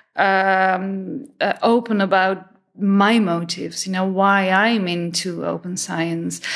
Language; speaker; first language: English; non-native, fluent; Dutch